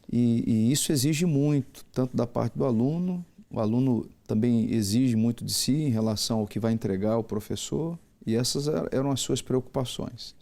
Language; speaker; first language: Portuguese; native; Portuguese